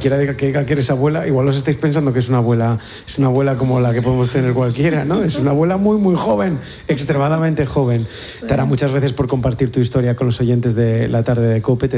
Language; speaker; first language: Spanish; native; Spanish